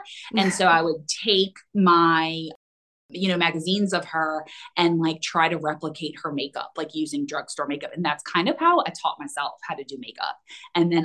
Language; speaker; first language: English; native; English